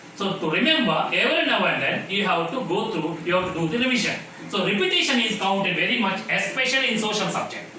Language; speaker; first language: English; non-native, local second language; Kannada